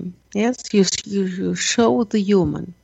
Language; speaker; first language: English; non-native, learner; German